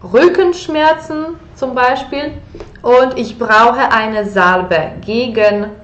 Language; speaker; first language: German; non-native, fluent; Polish